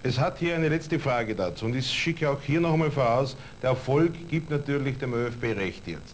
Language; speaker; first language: German; native; German